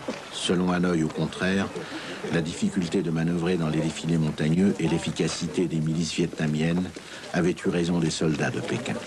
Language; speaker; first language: French; native; French